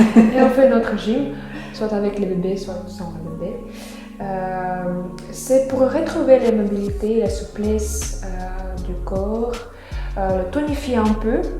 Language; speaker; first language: French; non-native, fluent; Russian